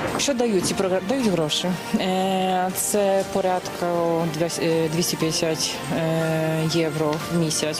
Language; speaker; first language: Ukrainian; non-native, fluent; Polish